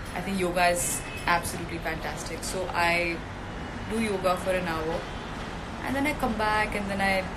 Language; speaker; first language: English; non-native, local second language; Hindi